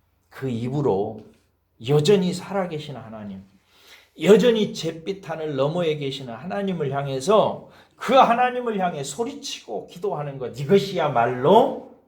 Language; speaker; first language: Korean; native; Korean